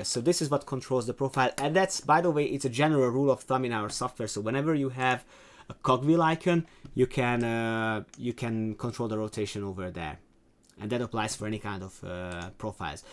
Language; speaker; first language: English; non-native, fluent; Hungarian